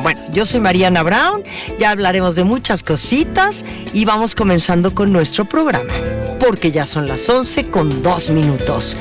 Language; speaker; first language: Spanish; native; Spanish